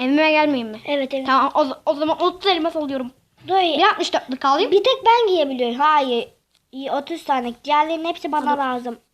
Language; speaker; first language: Turkish; native; Turkish